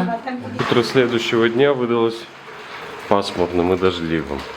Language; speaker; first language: Russian; native; Russian